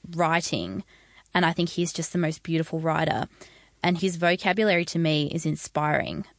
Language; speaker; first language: English; native; English